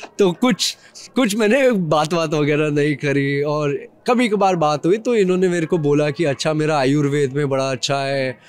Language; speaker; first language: Hindi; native; Hindi